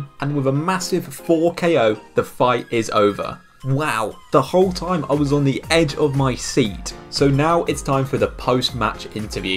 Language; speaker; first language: English; native; English